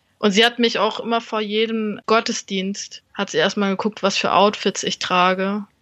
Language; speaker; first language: German; early bilingual, other home language; Vietnamese